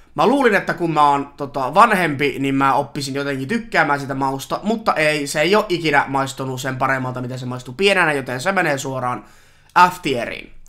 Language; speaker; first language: Finnish; native; Finnish